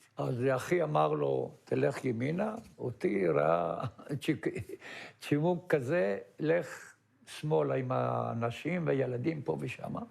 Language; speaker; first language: Hebrew; non-native, fluent; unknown